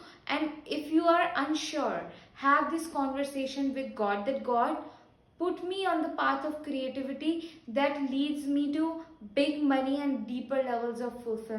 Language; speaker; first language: English; non-native, local second language; Hindi